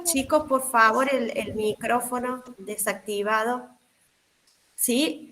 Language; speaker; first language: Spanish; native; Spanish